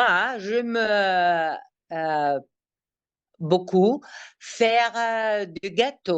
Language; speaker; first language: French; non-native, learner; Greek